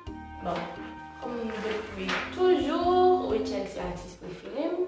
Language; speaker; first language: French; non-native, local second language; Haitian Creole